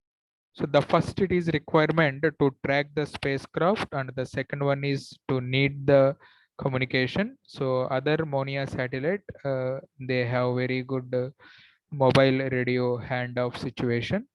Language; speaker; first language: English; non-native, local second language; Telugu